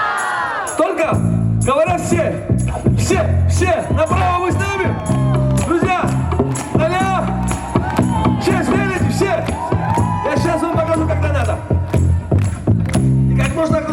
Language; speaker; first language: Russian; non-native, fluent; Georgian